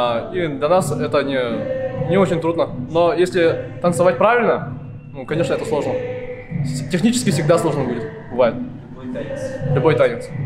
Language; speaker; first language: Russian; non-native, local second language; Yakut